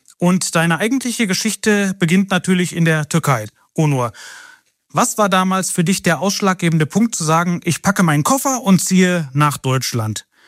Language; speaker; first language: German; native; German